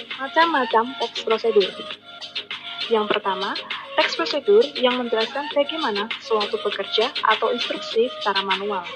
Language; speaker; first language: Indonesian; native; Indonesian